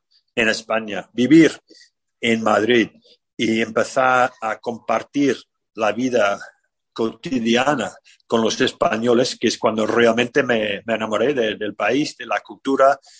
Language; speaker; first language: Spanish; non-native, fluent; English